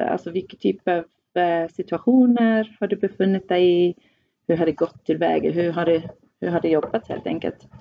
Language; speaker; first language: Swedish; non-native, fluent; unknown